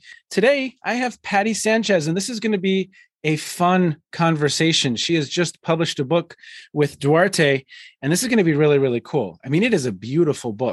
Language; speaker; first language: English; native; English